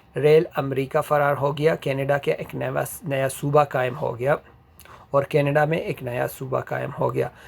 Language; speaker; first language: Urdu; native; Urdu